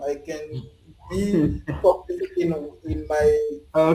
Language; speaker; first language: English; non-native, learner; French